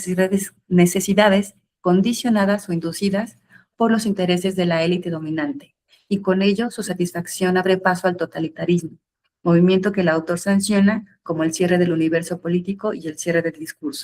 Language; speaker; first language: Spanish; native; Spanish